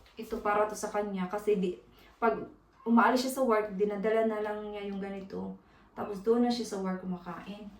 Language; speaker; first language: Filipino; non-native, local second language; Cebuano